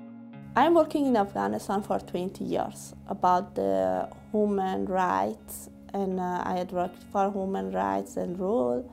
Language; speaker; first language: English; non-native, learner; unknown